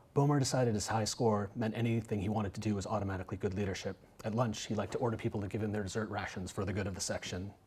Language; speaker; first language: English; native; English